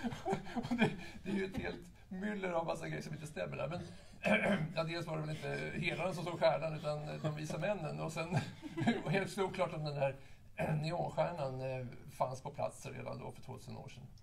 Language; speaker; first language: Swedish; native; Swedish